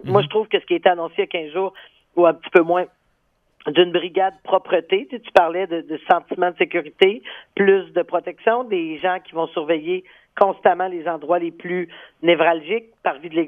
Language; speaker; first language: French; native; French